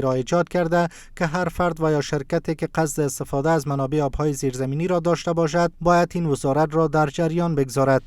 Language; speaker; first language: Persian; native; Persian